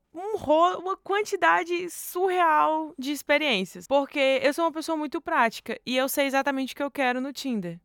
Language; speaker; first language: Portuguese; native; Portuguese